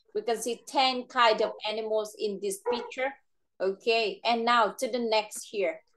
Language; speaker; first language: English; non-native, fluent; Vietnamese